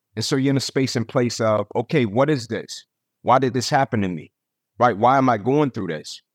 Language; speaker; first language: English; native; English